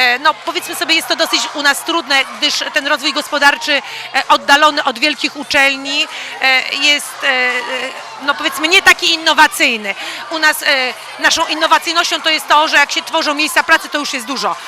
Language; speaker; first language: Polish; native; Polish